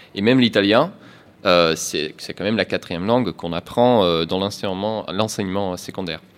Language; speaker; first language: French; non-native, fluent; Dutch